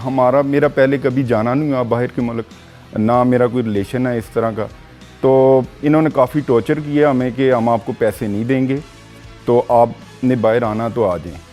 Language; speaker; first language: Urdu; non-native, local second language; Punjabi